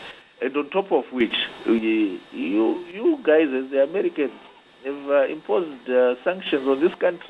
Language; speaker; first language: English; non-native, local second language; Shona